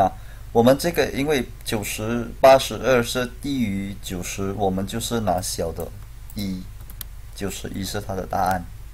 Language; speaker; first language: Chinese; non-native, fluent; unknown